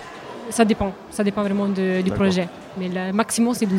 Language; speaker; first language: French; non-native, learner; Italian